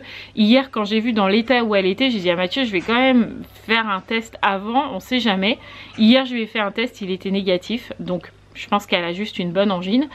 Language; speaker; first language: French; native; French